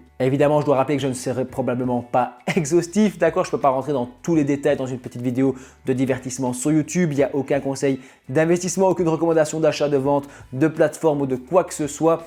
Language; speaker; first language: French; native; French